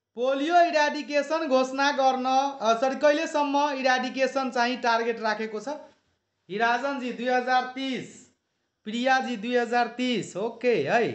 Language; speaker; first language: Nepali; non-native, local second language; Maithili